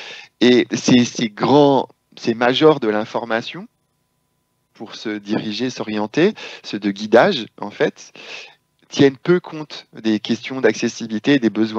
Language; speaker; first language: French; native; French